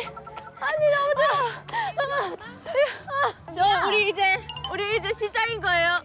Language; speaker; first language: Korean; non-native, fluent; Thai